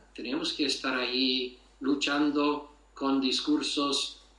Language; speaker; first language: Spanish; non-native, fluent; English